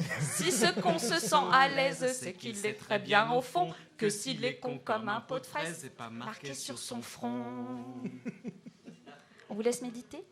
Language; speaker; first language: French; native; French